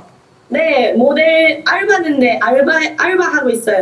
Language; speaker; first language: Korean; non-native, fluent; Japanese